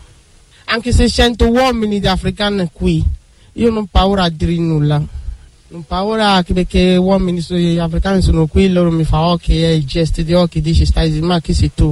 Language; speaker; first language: Italian; non-native, learner; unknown